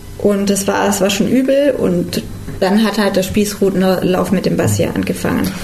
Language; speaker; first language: German; native; German